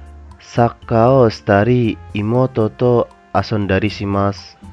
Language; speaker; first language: Japanese; non-native, fluent; Indonesian